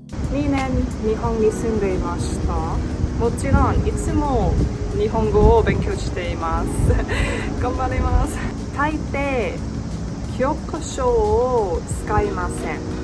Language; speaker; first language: Japanese; non-native, learner; English